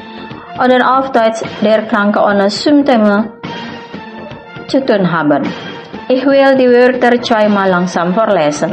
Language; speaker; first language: German; non-native, fluent; Indonesian